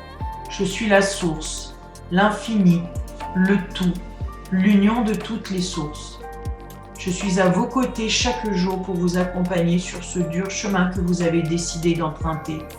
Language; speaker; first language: French; native; French